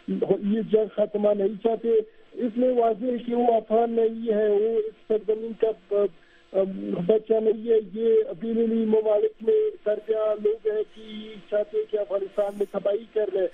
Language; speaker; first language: Hindi; non-native, fluent; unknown